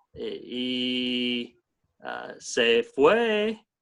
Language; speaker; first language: Spanish; non-native, learner; English